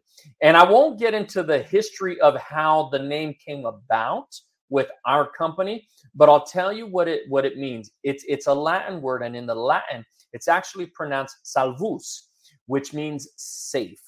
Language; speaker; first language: English; native; English